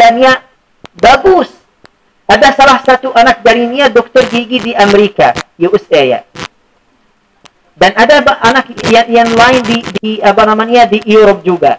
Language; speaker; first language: Indonesian; non-native, fluent; Arabic